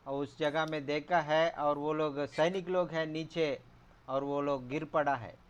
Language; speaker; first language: Hindi; non-native, local second language; Telugu